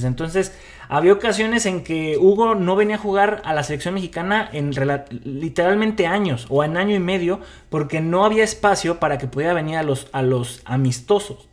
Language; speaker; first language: Spanish; native; Spanish